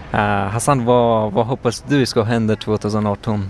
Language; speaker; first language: Swedish; non-native, learner; Persian